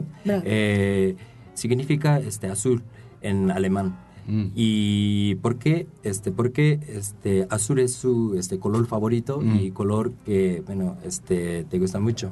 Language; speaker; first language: Spanish; non-native, fluent; Japanese